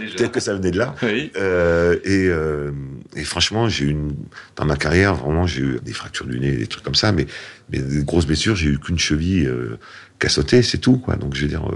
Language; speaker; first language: French; native; French